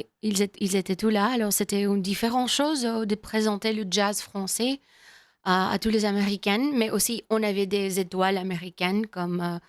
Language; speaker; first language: French; non-native, learner; English